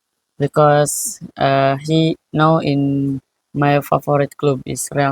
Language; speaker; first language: English; non-native, learner; Indonesian